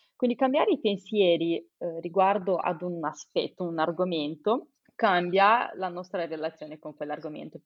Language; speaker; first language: Italian; non-native, fluent; Romanian